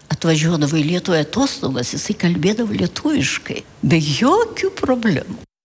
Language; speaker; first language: Lithuanian; early bilingual, heritage; Lithuanian